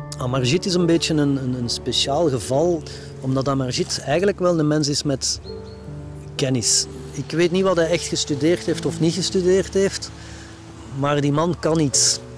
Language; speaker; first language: Dutch; native; Dutch